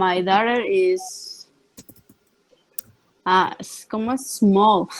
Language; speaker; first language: English; non-native, learner; Spanish